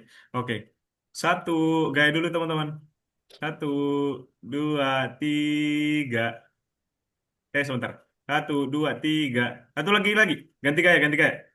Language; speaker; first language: Indonesian; native; Indonesian